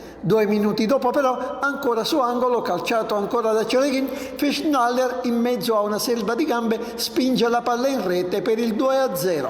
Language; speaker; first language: Italian; native; Italian